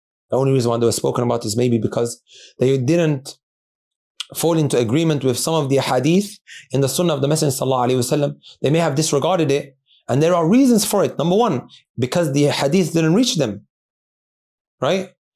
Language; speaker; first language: English; native; English